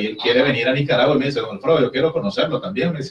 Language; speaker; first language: Spanish; native; Spanish